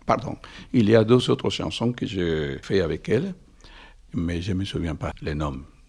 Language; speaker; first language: French; non-native, fluent; Spanish